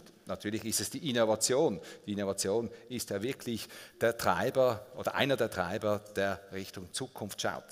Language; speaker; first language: German; native; German